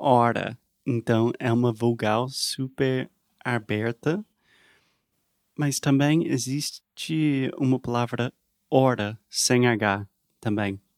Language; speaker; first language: Portuguese; non-native, learner; English